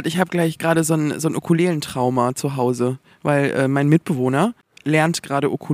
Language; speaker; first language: German; native; German